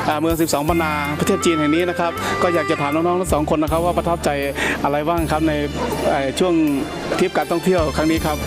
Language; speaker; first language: Thai; native; Thai